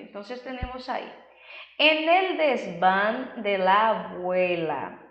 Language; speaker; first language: Spanish; non-native, fluent; Portuguese